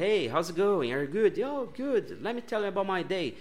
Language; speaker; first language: English; non-native, fluent; Portuguese